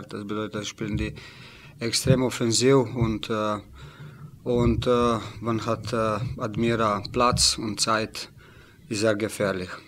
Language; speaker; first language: German; non-native, learner; Slovenian